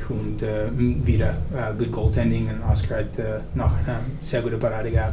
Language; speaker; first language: German; non-native, learner; English